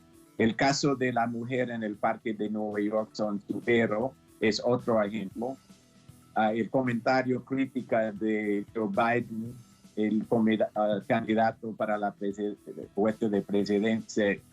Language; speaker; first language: Spanish; non-native, fluent; English